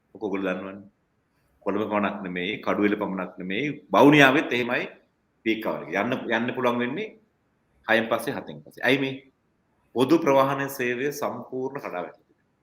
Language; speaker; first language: Sinhala; non-native, local second language; Tamil